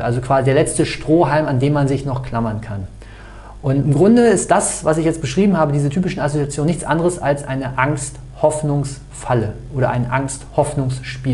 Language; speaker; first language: German; native; German